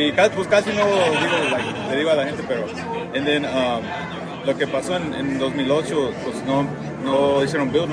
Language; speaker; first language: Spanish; early bilingual, heritage; Spanish